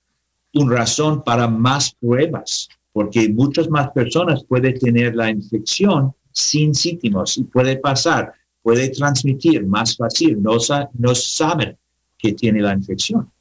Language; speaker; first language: Spanish; non-native, learner; English